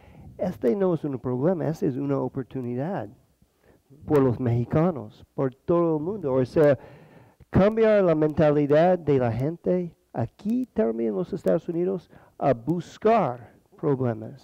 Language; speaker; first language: Spanish; non-native, fluent; English